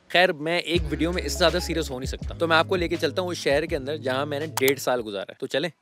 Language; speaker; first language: Urdu; native; Urdu